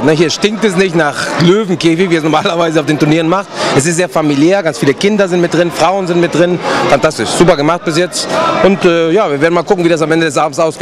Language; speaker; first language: German; native; German